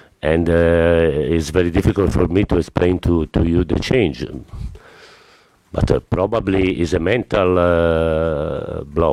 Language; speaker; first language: English; non-native, fluent; Italian